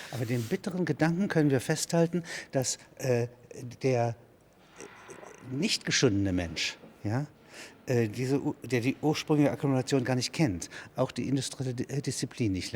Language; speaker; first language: German; native; German